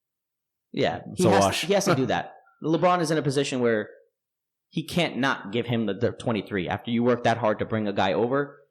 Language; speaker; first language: English; native; English